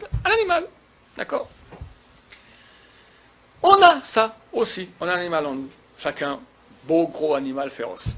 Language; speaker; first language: French; native; French